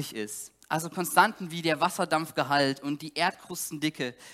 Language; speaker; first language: German; native; German